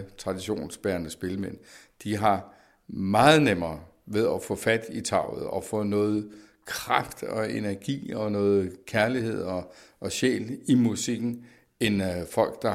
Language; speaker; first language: Danish; native; Danish